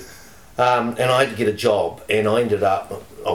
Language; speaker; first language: English; native; English